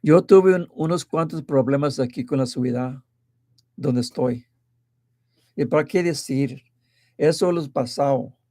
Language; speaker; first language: Spanish; early bilingual, heritage; Spanish